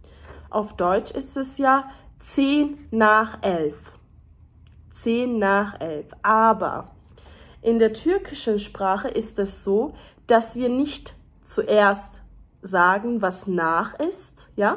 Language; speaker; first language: German; early bilingual, other home language; Turkish